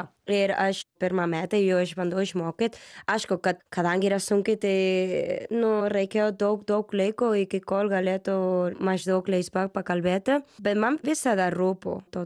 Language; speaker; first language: Lithuanian; non-native, learner; Spanish